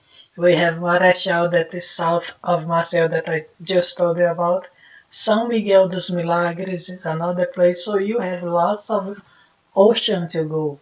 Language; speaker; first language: English; non-native, fluent; Portuguese